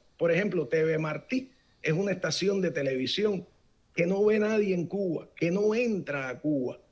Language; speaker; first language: Spanish; native; Spanish